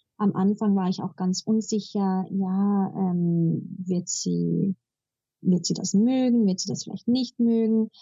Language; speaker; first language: German; early bilingual, heritage; German